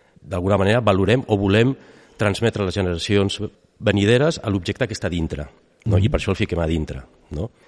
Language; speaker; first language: Catalan; native; Catalan